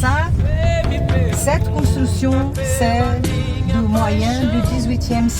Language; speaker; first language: French; non-native, fluent; Portuguese